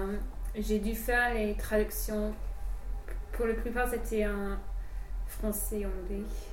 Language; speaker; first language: French; non-native, fluent; English